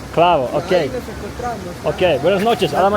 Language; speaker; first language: Spanish; non-native, learner; Italian